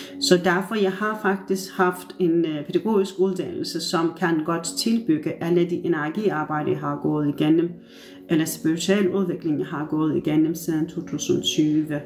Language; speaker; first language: Danish; non-native, fluent; Turkish